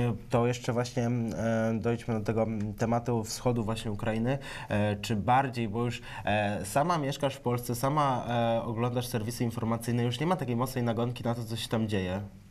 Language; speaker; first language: Polish; native; Polish